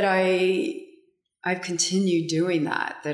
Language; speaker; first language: English; native; English